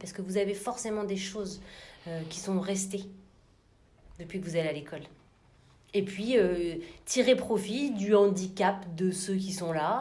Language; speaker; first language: French; native; French